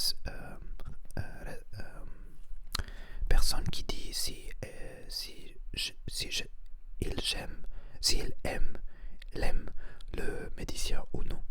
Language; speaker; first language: French; non-native, learner; Spanish